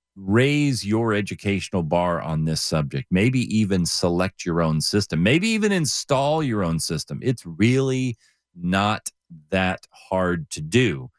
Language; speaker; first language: English; native; English